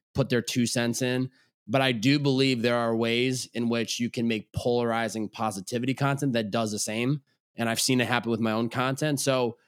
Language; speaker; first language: English; native; English